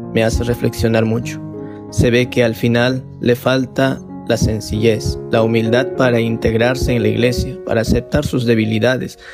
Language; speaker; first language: Spanish; non-native, fluent; Vietnamese